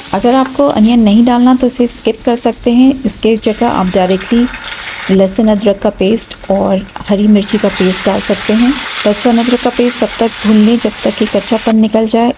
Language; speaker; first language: Urdu; native; Urdu